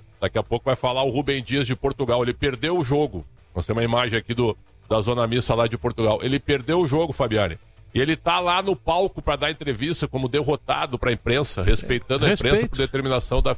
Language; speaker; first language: Portuguese; native; Portuguese